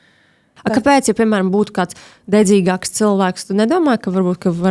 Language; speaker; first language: Latvian; native; Latvian